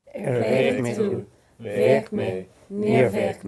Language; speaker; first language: Irish; non-native, learner; English